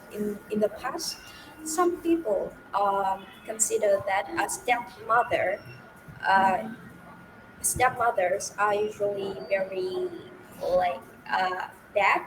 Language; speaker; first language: English; non-native, fluent; Vietnamese